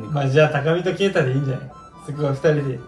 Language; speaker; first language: Japanese; native; Japanese